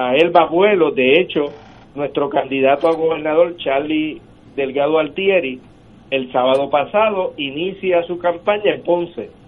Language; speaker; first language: Spanish; native; Spanish